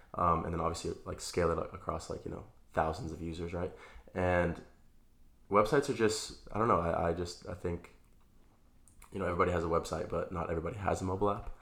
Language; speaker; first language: English; native; English